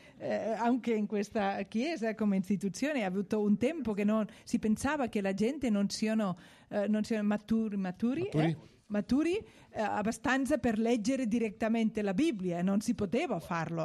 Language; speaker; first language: Italian; non-native, fluent; Spanish